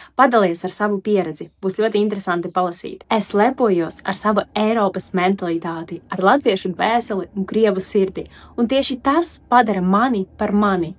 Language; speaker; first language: Latvian; non-native, local second language; Russian